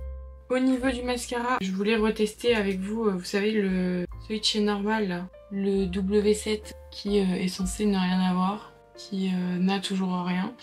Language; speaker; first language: French; native; French